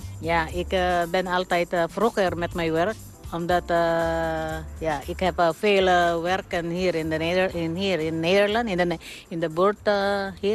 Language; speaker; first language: Dutch; non-native, learner; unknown